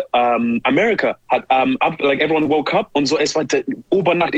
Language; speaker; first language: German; non-native, learner; English